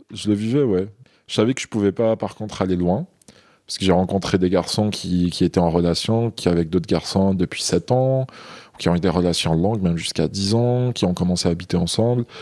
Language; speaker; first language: French; non-native, local second language; Kabyle